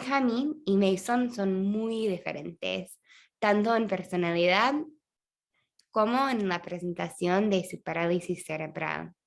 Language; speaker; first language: Spanish; non-native, fluent; English